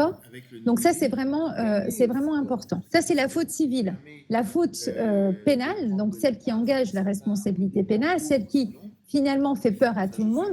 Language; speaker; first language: French; native; French